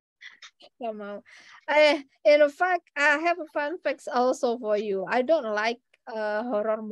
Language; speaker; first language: English; non-native, fluent; Indonesian